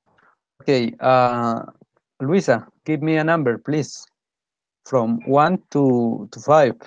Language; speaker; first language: English; non-native, fluent; Spanish